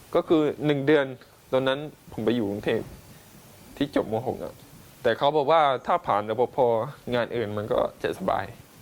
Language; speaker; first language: Thai; non-native, local second language; Pattani Malay